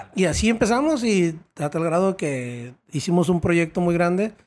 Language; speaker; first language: Spanish; native; Spanish